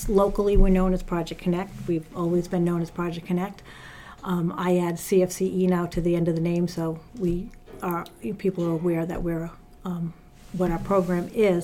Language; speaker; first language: English; native; English